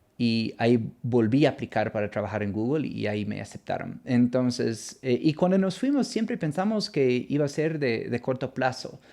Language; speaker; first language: Spanish; non-native, fluent; English